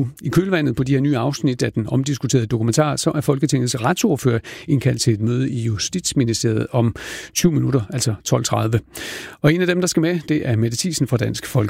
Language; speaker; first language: Danish; native; Danish